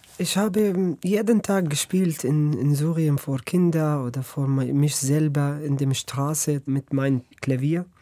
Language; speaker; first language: German; non-native, learner; Arabic